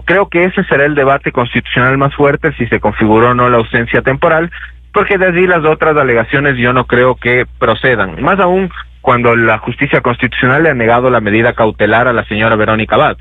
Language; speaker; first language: Spanish; native; Spanish